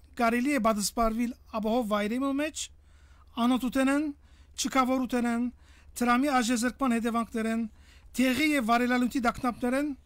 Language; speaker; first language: Armenian; early bilingual, heritage; Armenian